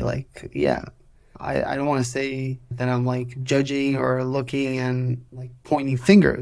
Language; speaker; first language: English; non-native, fluent; Hebrew